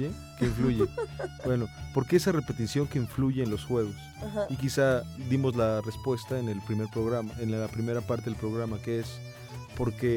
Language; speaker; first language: Spanish; native; Spanish